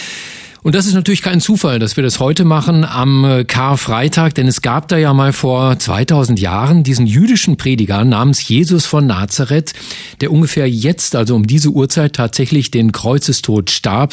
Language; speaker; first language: German; native; German